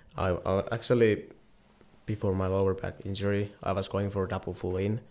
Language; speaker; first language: English; non-native, learner; Finnish